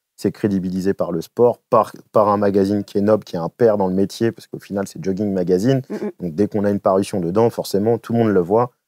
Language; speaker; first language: French; native; French